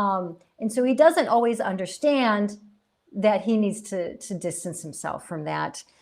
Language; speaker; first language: English; native; English